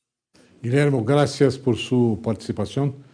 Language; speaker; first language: Spanish; non-native, learner; Portuguese